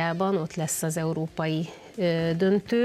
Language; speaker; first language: Hungarian; native; Hungarian